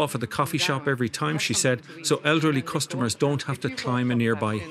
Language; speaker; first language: English; native; English